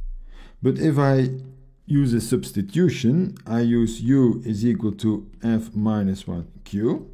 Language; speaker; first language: English; non-native, fluent; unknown